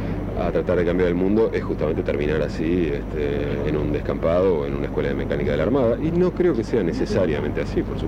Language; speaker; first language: Spanish; native; Spanish